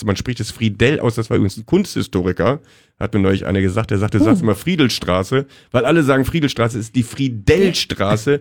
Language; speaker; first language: German; native; German